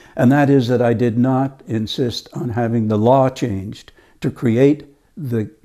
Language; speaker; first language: English; native; English